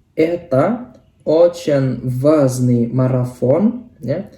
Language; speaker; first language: Russian; non-native, learner; Indonesian